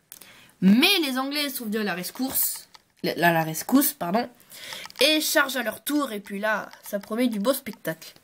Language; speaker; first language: French; native; French